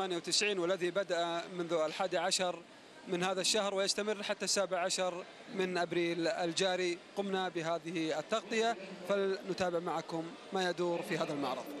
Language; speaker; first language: Arabic; native; Arabic